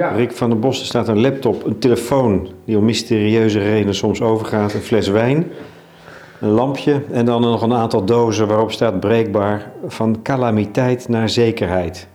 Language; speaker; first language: Dutch; native; Dutch